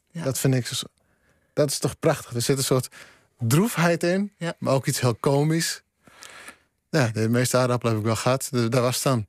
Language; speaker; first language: Dutch; non-native, local second language; Western Frisian